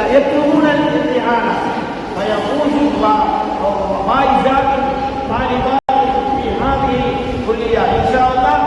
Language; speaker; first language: Arabic; non-native, learner; Tamil